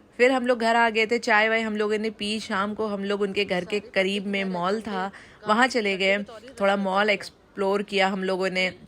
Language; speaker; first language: Hindi; native; Hindi